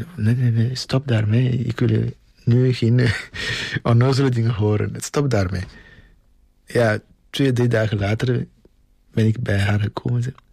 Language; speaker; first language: Dutch; non-native, fluent; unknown